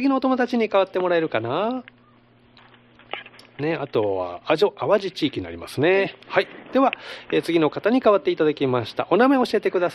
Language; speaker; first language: Japanese; native; Japanese